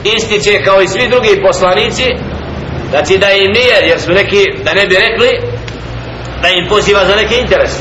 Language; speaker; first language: Bosnian; native; Bosnian